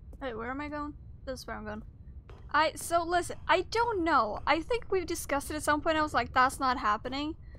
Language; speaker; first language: English; non-native, fluent; Swedish